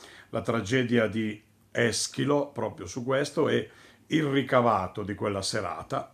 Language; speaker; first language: Italian; native; Italian